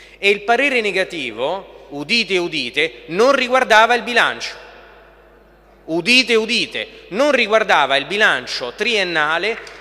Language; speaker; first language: Italian; native; Italian